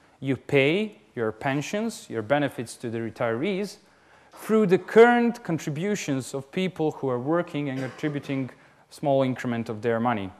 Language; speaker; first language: English; non-native, fluent; Serbian